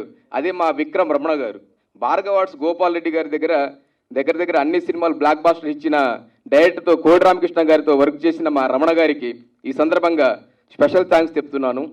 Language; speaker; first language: Telugu; native; Telugu